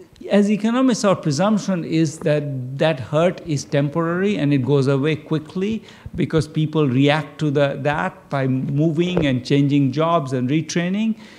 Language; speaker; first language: English; non-native, local second language; Bangla